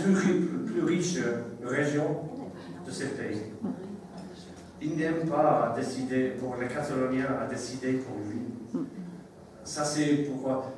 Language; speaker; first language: French; non-native, learner; English